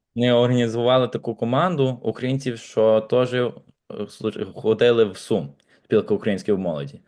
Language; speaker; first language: Ukrainian; native; Ukrainian